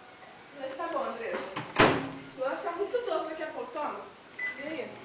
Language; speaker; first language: Portuguese; native; Portuguese